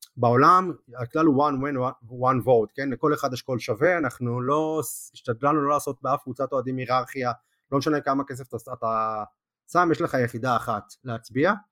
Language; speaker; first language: Hebrew; native; Hebrew